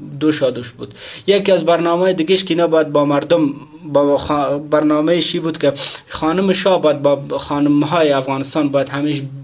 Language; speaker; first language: Persian; native; Persian